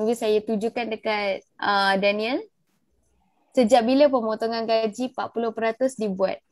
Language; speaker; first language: Malay; native; Malay